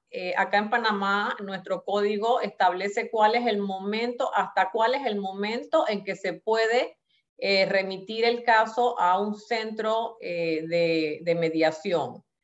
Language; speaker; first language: Spanish; native; Spanish